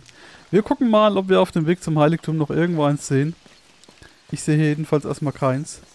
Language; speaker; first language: German; native; German